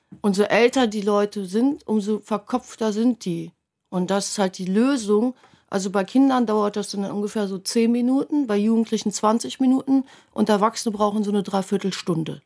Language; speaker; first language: German; native; German